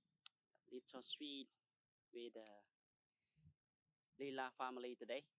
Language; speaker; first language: English; non-native, learner; Khmer